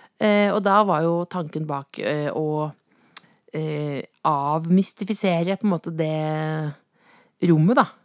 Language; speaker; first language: Norwegian; native; Norwegian